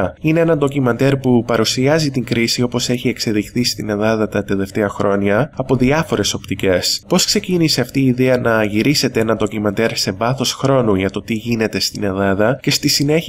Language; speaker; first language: Greek; native; Greek